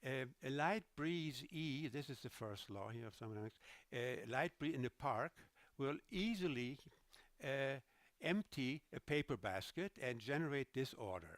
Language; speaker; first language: English; non-native, fluent; German